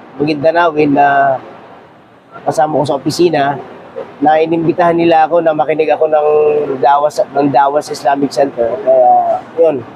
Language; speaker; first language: Filipino; native; Filipino